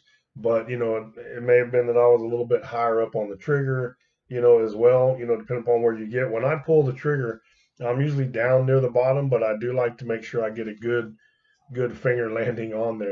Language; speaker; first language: English; native; English